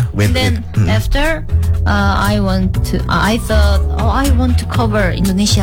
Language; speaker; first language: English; non-native, learner; Korean